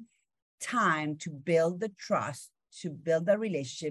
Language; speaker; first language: English; non-native, fluent; Spanish